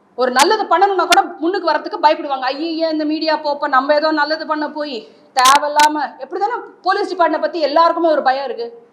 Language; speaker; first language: Tamil; native; Tamil